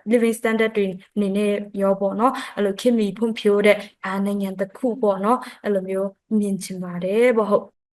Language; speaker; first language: Burmese; non-native, local second language; Pa'o Karen